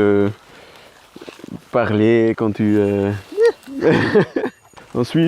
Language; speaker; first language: French; non-native, learner; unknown